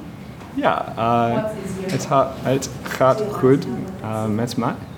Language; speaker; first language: Dutch; non-native, learner; English